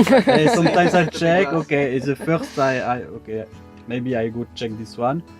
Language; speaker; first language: English; non-native, learner; French